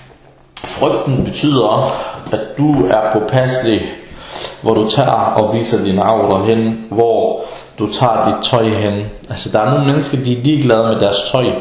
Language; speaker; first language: Danish; early bilingual, other home language; Arabic